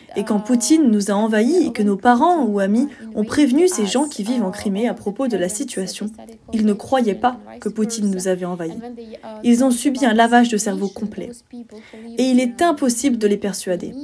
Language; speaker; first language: French; non-native, fluent; Ukrainian